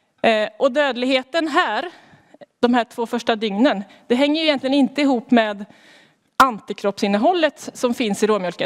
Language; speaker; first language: Swedish; native; Swedish